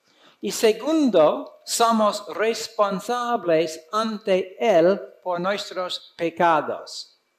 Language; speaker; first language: Spanish; non-native, fluent; English